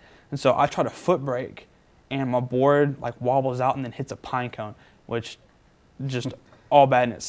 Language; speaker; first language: English; native; English